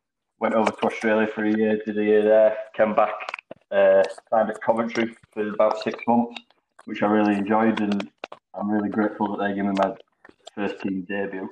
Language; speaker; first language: English; native; English